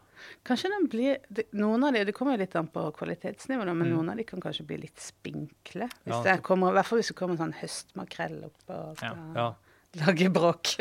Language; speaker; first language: Norwegian; native; Norwegian